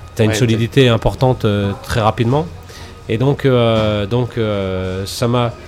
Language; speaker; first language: French; native; French